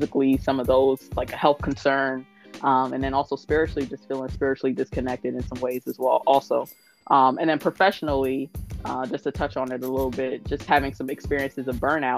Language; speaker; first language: English; native; English